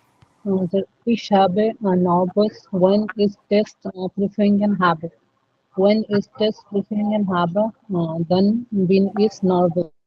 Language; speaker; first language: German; non-native, learner; Hindi